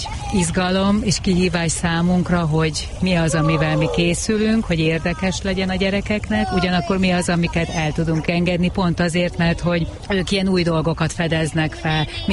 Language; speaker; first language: Hungarian; native; Hungarian